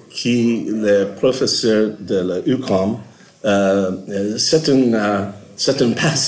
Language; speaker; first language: French; non-native, learner; English